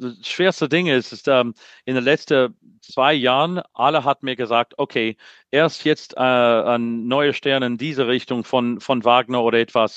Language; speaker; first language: German; non-native, learner; English